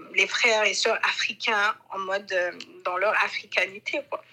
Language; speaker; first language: French; non-native, local second language; Bambara